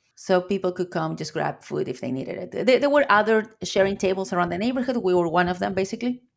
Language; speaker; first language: English; non-native, fluent; Spanish